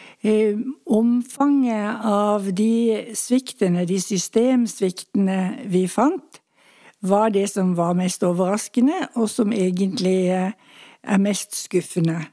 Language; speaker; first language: Norwegian; native; Norwegian